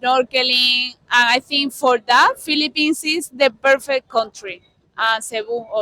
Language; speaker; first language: English; non-native, learner; Spanish